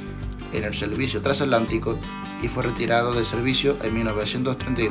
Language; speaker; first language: Spanish; native; Spanish